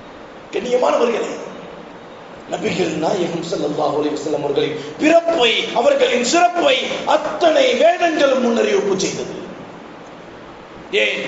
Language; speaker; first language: Tamil; native; Tamil